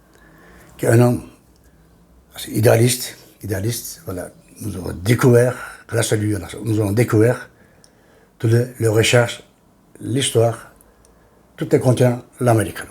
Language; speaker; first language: French; non-native, fluent; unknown